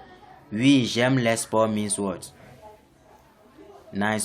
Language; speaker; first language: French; non-native, fluent; English